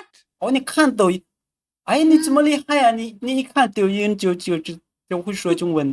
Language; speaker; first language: Chinese; non-native, fluent; Vietnamese